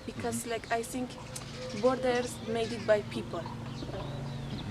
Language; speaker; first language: English; non-native, fluent; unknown